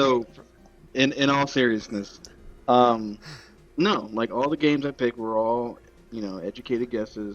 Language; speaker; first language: English; native; English